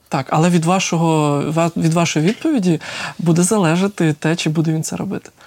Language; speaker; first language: Ukrainian; native; Ukrainian